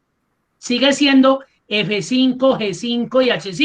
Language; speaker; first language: Spanish; native; Spanish